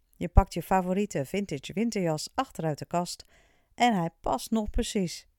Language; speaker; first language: Dutch; native; Dutch